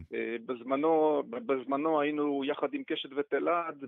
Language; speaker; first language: Hebrew; non-native, fluent; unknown